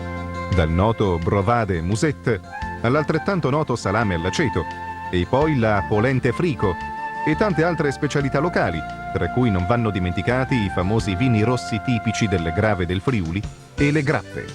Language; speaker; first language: Italian; native; Italian